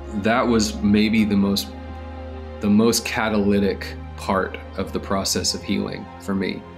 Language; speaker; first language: English; native; English